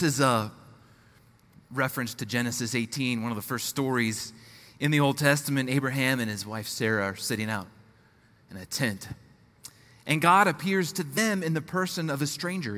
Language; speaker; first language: English; native; English